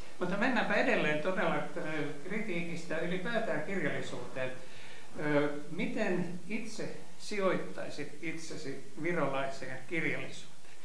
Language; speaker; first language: Finnish; native; Finnish